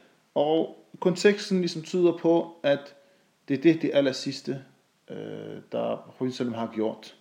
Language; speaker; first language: Danish; non-native, fluent; Arabic